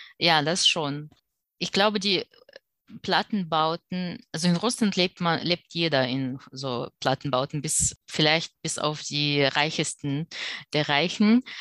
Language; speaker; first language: German; non-native, fluent; Russian